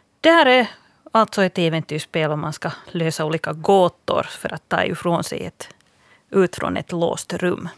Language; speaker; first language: Swedish; native; Swedish